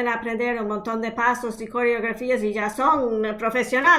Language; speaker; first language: Spanish; non-native, fluent; English